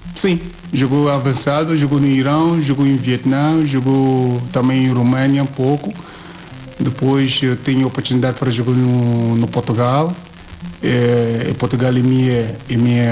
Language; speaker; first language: Portuguese; non-native, learner; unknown